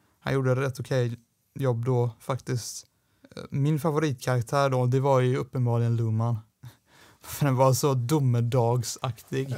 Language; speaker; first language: Swedish; native; Swedish